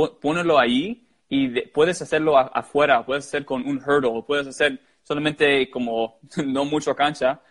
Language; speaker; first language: Spanish; early bilingual, heritage; English